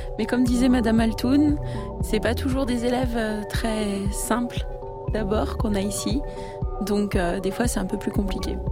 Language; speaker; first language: French; native; French